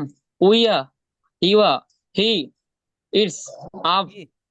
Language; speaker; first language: English; non-native, learner; Bangla